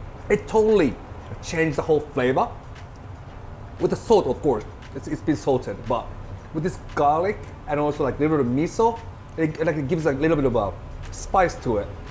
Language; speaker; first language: English; non-native, fluent; Japanese